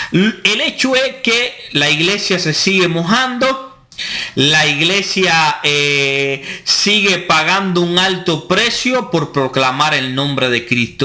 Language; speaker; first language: Spanish; native; Spanish